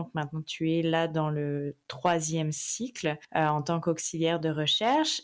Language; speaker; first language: French; native; French